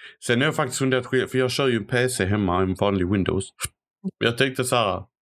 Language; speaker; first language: Swedish; early bilingual, other home language; Arabic